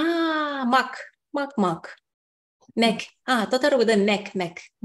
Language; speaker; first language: Japanese; non-native, fluent; Tatar